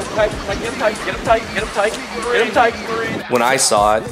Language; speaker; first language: English; native; English